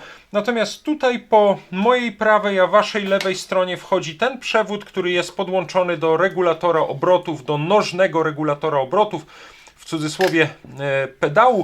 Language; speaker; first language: Polish; native; Polish